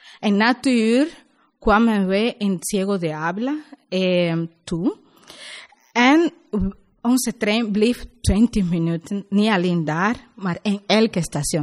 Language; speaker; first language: Dutch; non-native, learner; Spanish